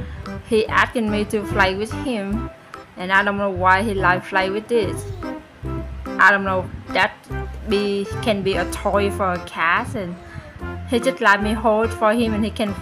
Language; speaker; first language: English; non-native, learner; Vietnamese